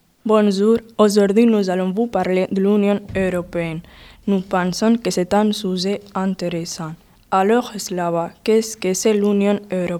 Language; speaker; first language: French; non-native, local second language; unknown